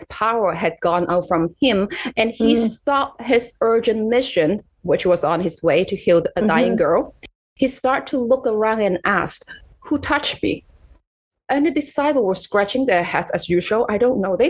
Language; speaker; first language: English; non-native, local second language; Cantonese